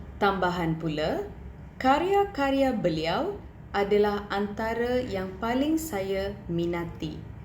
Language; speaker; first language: Malay; non-native, local second language; Tamil